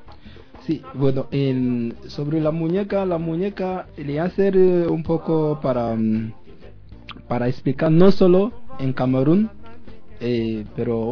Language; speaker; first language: Spanish; non-native, learner; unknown